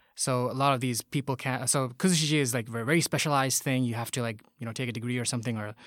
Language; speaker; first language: English; non-native, local second language; Bangla